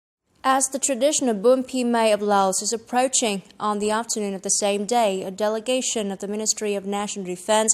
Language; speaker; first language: English; non-native, fluent; Vietnamese